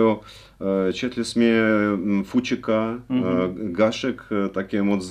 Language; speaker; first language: Czech; non-native, learner; Russian